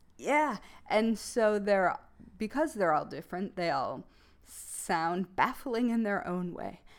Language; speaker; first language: English; native; English